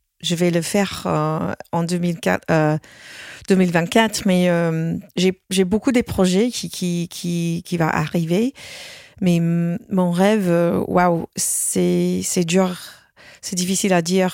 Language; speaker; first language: French; non-native, fluent; English